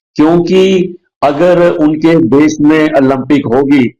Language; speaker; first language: Hindi; non-native, local second language; Punjabi